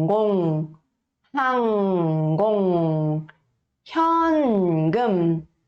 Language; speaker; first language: Korean; early bilingual, heritage; Korean